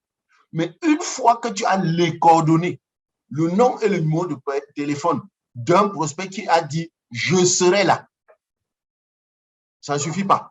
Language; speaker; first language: French; non-native, local second language; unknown